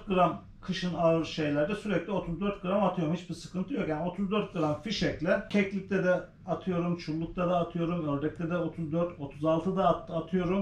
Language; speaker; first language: Turkish; native; Turkish